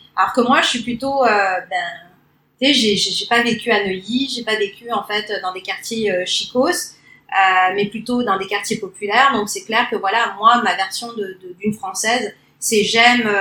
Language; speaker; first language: French; early bilingual, other home language; Cantonese